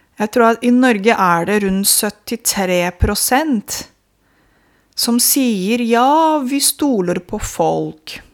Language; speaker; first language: Norwegian; non-native, fluent; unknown